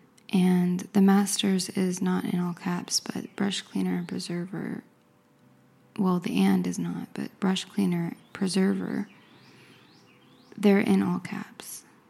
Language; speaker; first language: English; native; English